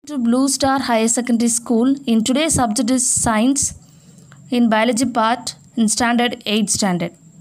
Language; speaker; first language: English; non-native, local second language; Tamil